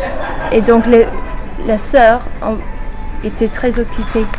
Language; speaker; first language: French; non-native, learner; English